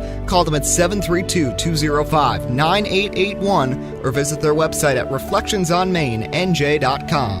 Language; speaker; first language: English; native; English